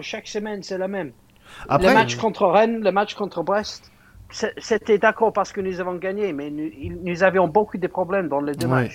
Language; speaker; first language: French; non-native, fluent; English